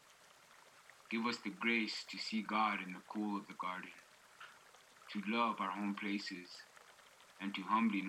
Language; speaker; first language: English; native; English